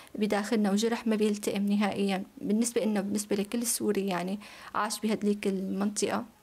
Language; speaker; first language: Arabic; native; Arabic